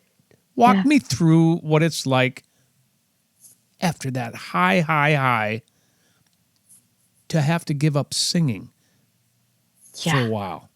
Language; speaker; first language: English; native; English